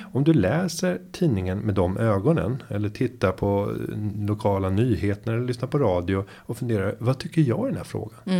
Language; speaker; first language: Swedish; native; Swedish